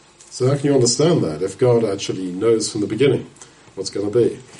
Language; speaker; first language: English; native; English